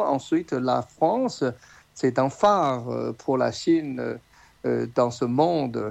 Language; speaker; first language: French; non-native, fluent; Chinese